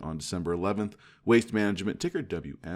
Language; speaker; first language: English; native; English